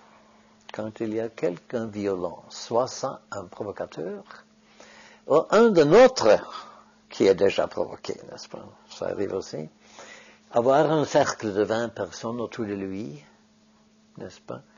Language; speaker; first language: French; non-native, fluent; Norwegian